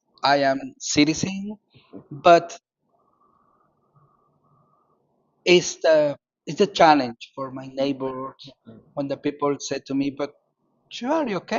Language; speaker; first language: English; non-native, learner; Spanish